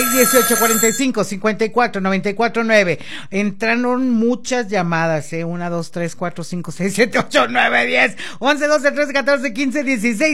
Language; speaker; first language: Spanish; native; Spanish